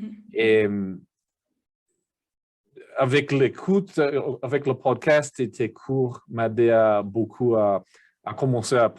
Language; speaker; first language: French; non-native, learner; English